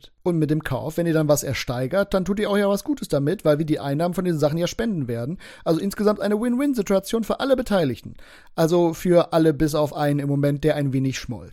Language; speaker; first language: German; native; German